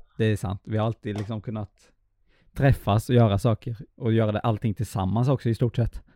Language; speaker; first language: Swedish; native; Swedish